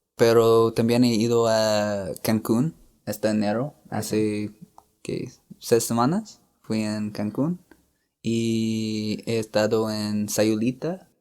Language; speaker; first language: Spanish; non-native, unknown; English